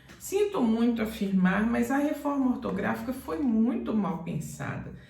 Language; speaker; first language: Portuguese; native; Portuguese